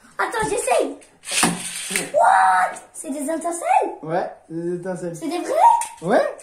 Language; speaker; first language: French; native; French